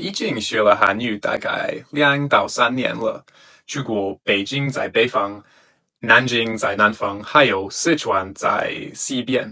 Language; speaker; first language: Chinese; non-native, learner; English